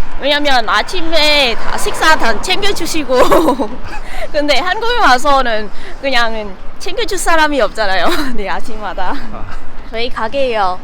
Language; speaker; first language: Korean; non-native, fluent; Vietnamese